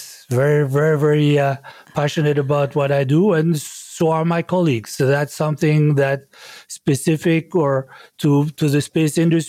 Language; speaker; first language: English; non-native, fluent; French